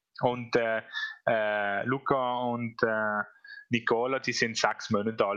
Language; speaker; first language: German; non-native, fluent; Italian